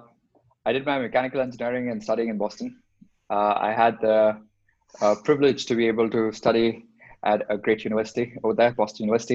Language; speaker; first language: English; non-native, local second language; Hindi